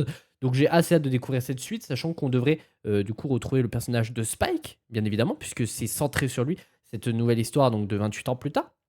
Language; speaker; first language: French; native; French